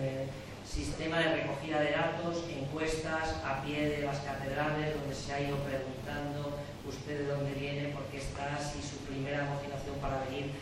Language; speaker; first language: Spanish; native; Spanish